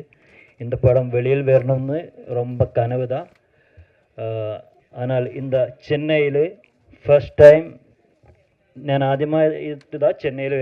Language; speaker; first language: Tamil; non-native, learner; Malayalam